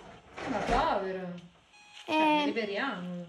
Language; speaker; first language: Italian; native; Italian